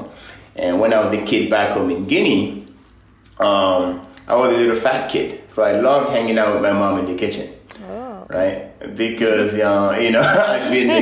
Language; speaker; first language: English; non-native, fluent; Fula